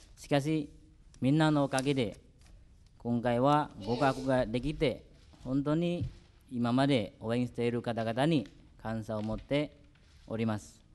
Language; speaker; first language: Japanese; non-native, fluent; Indonesian